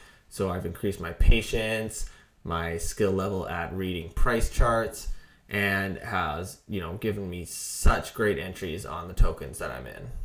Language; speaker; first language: English; native; English